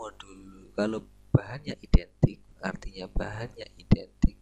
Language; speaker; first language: Indonesian; native; Indonesian